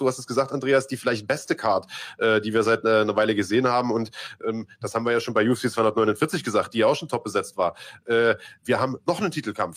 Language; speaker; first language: German; native; German